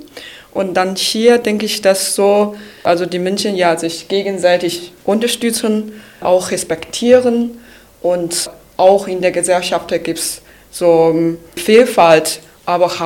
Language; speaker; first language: German; non-native, fluent; Chinese